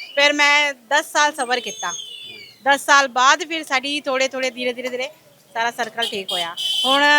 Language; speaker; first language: Punjabi; non-native, local second language; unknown